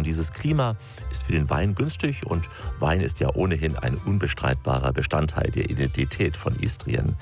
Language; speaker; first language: German; native; German